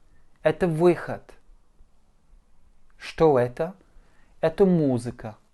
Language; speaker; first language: Russian; non-native, fluent; French